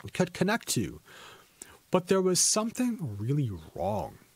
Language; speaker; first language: English; native; English